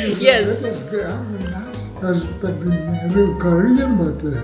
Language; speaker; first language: English; non-native, learner; Dutch